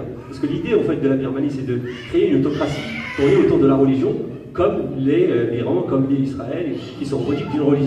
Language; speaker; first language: French; native; French